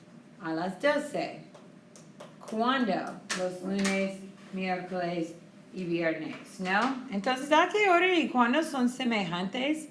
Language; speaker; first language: Spanish; non-native, fluent; English